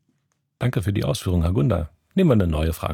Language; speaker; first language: German; native; German